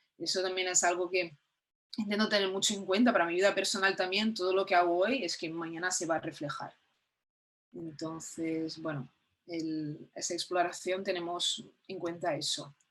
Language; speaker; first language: Spanish; non-native, fluent; Portuguese